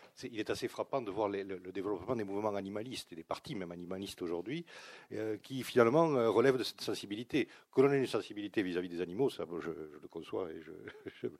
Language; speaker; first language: French; native; French